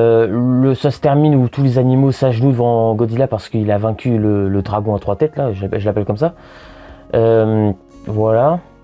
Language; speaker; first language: French; native; French